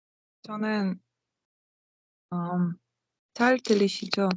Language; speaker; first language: Korean; non-native, learner; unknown